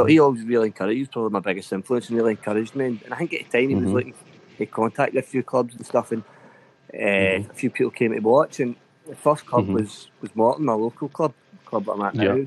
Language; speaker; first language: English; native; English